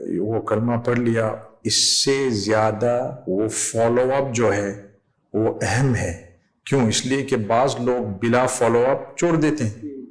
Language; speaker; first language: Urdu; non-native, fluent; English